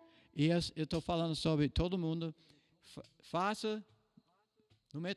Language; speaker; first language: Portuguese; non-native, fluent; English